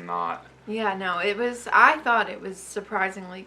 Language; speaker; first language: English; native; English